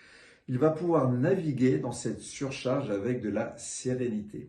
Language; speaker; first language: French; native; French